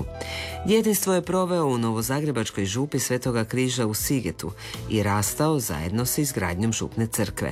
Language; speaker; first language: Serbian; native; Serbian